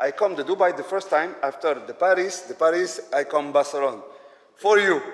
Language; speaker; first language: English; non-native, learner; French